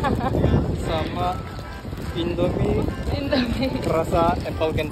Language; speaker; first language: Indonesian; non-native, fluent; Japanese